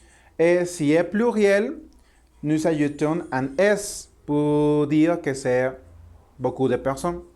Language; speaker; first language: French; non-native, learner; Spanish